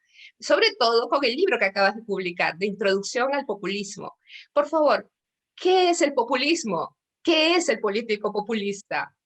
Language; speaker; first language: Spanish; native; Spanish